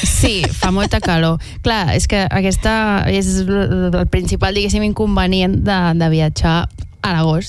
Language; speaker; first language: Catalan; native; Catalan